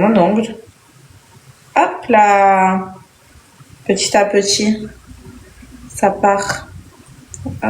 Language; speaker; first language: French; native; French